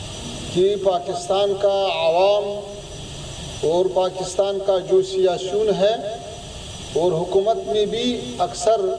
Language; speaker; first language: Hindi; non-native, fluent; Pashto